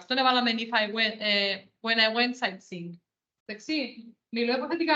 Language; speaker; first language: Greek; native; Greek